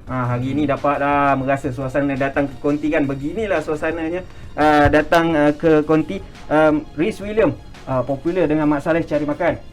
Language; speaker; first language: Malay; native; Malay